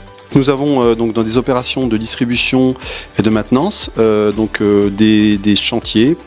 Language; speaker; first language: French; native; French